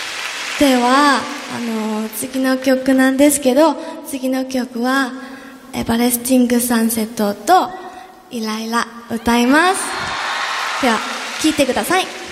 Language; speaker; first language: Japanese; non-native, fluent; Korean